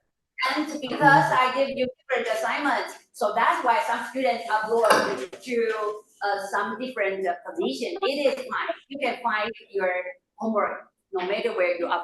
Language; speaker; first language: English; non-native, fluent; Chinese